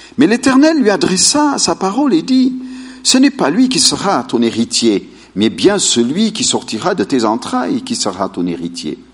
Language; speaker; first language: French; non-native, fluent; Amharic